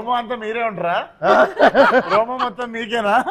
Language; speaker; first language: Telugu; native; Telugu